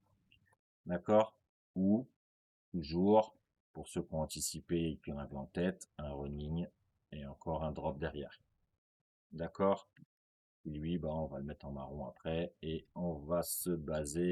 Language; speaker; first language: French; native; French